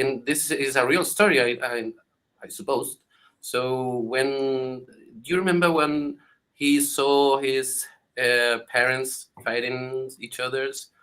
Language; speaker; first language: English; non-native, learner; Spanish